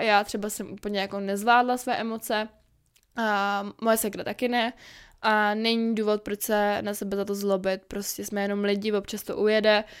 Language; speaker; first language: Czech; native; Czech